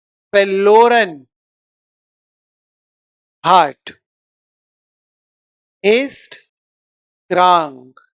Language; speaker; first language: German; non-native, fluent; Hindi